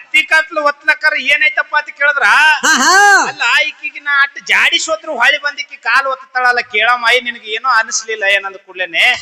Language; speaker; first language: Kannada; non-native, local second language; Lambadi